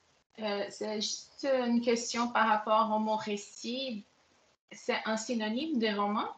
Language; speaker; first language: French; non-native, fluent; Portuguese